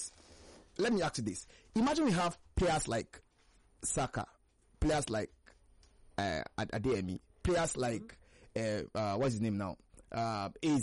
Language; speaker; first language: English; non-native, local second language; Hausa